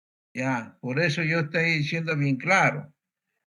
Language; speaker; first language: Spanish; native; Spanish